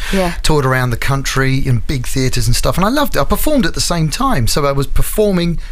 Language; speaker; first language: English; native; English